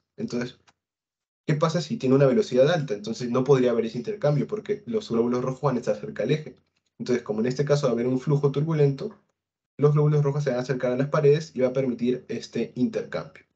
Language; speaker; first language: Spanish; native; Spanish